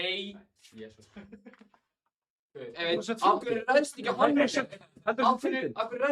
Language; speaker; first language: Icelandic; native; Icelandic